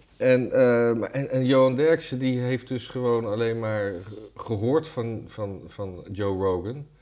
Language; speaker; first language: Dutch; native; Dutch